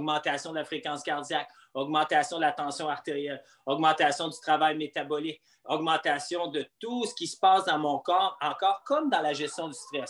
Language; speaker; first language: French; native; French